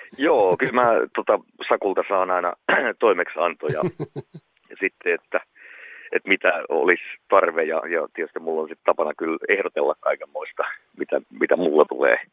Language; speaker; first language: Finnish; native; Finnish